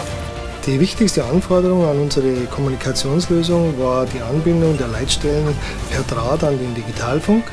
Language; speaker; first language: German; native; German